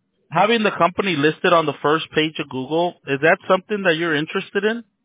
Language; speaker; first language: English; early bilingual, other home language; Spanish